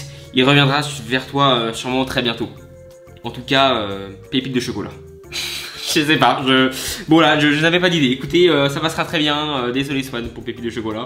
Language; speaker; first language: French; native; French